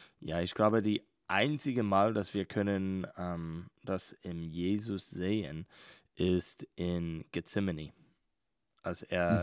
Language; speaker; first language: German; non-native, learner; English